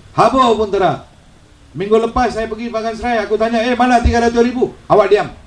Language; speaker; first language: Malay; non-native, local second language; Tamil